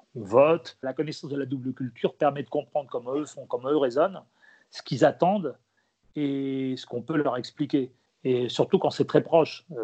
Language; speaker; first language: French; early bilingual, other home language; Spanish